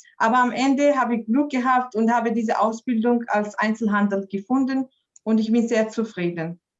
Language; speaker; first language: German; non-native, fluent; Arabic